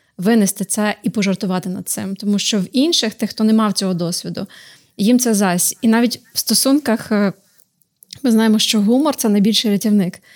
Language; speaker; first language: Ukrainian; native; Ukrainian